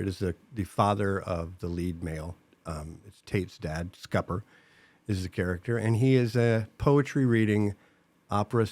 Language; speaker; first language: English; native; English